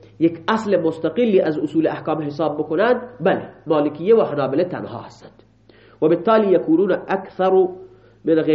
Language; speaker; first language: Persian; non-native, local second language; Baluchi